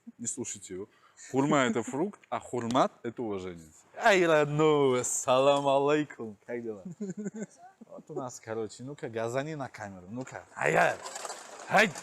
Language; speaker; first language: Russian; native; Russian